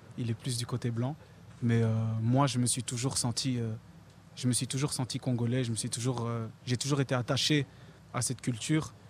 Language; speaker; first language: French; native; French